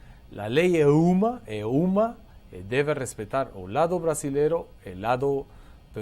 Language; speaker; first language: Portuguese; non-native, learner; Spanish